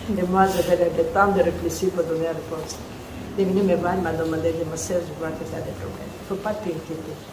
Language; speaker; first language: French; non-native, fluent; Italian